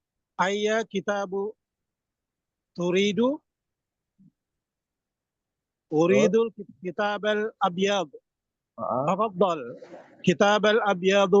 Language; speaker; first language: Arabic; non-native, learner; Indonesian